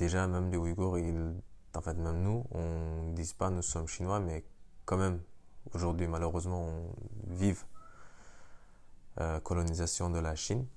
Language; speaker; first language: French; non-native, fluent; Uyghur